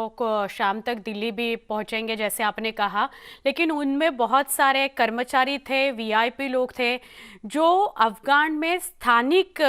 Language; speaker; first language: Hindi; non-native, local second language; Marathi